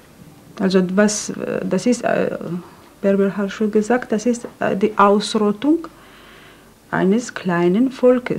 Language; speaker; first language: German; non-native, fluent; Georgian